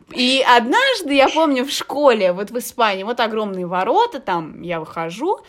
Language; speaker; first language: Russian; non-native, fluent; Arabic